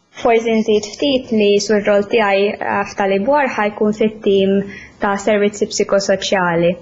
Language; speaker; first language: Maltese; non-native, fluent; Finnish